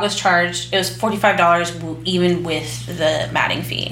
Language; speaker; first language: English; native; English